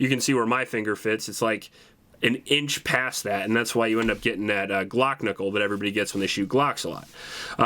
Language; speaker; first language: English; native; English